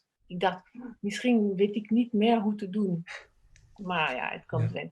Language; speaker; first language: Dutch; non-native, fluent; French